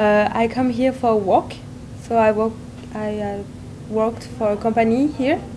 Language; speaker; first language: English; non-native, learner; French